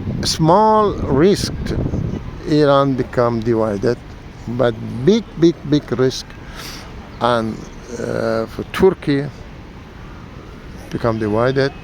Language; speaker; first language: English; non-native, learner; Persian